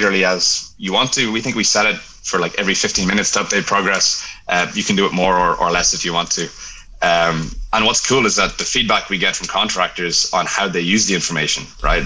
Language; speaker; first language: English; native; English